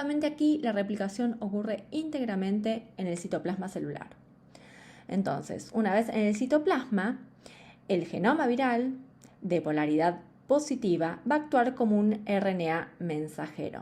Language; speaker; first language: Spanish; native; Spanish